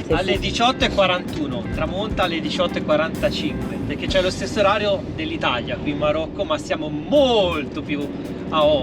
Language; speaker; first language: Italian; native; Italian